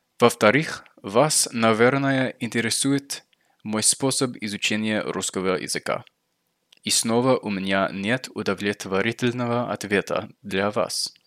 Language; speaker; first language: Russian; non-native, fluent; English